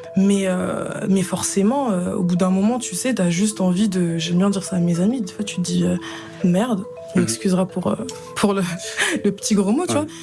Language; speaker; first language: French; native; French